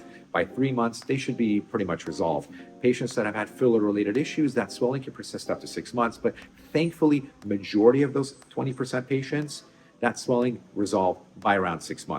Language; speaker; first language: English; native; English